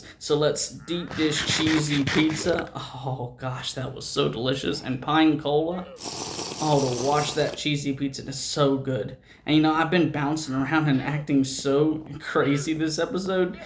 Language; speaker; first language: English; native; English